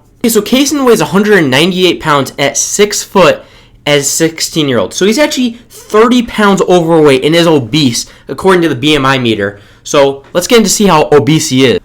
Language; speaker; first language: English; native; English